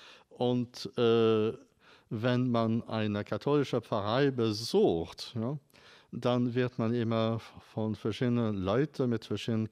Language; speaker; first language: German; non-native, fluent; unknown